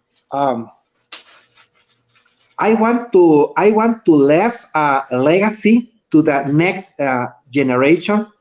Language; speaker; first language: English; non-native, learner; Spanish